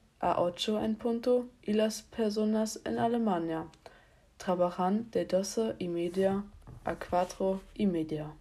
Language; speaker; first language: Spanish; non-native, learner; German